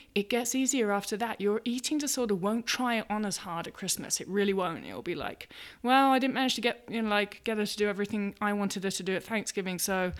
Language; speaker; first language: English; native; English